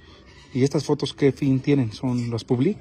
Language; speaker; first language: Spanish; native; Spanish